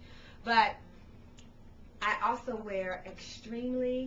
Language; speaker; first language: English; native; English